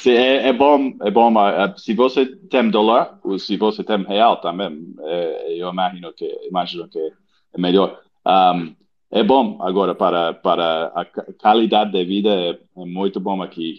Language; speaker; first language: Portuguese; non-native, learner; English